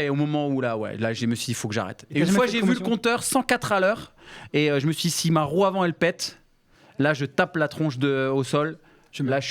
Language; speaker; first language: French; native; French